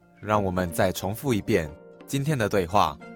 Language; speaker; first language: Chinese; native; Chinese